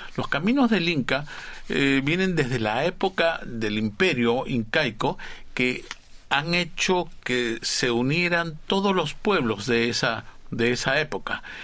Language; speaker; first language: Spanish; native; Spanish